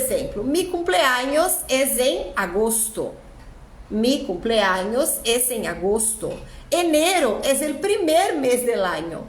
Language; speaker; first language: Spanish; non-native, fluent; Portuguese